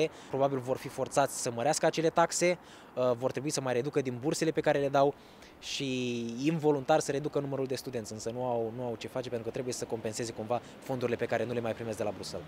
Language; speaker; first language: Romanian; native; Romanian